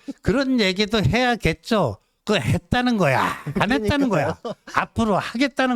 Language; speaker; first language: Korean; native; Korean